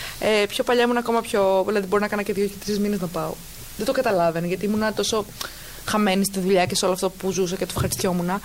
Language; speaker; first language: Greek; early bilingual, heritage; Greek